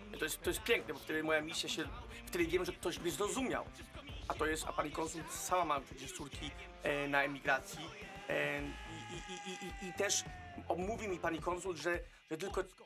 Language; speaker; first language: Polish; non-native, fluent; Danish